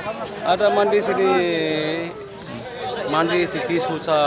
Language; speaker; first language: Indonesian; non-native, learner; Rohingya